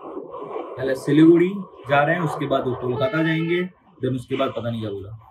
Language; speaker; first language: Hindi; native; Hindi